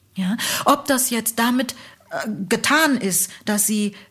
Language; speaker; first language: German; early bilingual, other home language; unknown